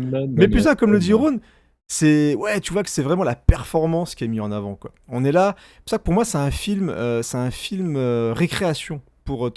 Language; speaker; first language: French; native; French